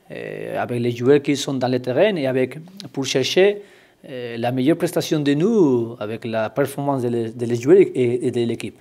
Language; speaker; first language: French; non-native, learner; Spanish